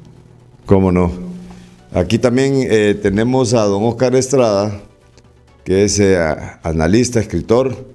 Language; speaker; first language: Spanish; native; Spanish